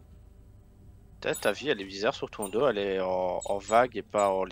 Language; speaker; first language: French; native; French